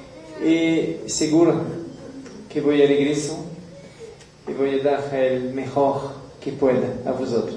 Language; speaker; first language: Spanish; non-native, learner; French